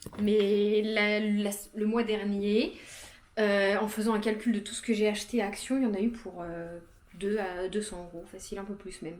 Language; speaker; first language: French; native; French